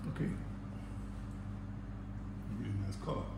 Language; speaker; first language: English; non-native, learner; German